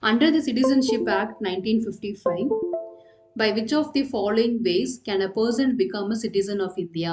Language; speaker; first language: English; non-native, local second language; Tamil